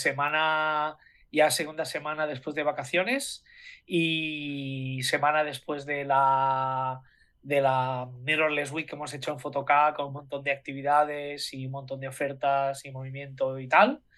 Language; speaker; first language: Spanish; native; Spanish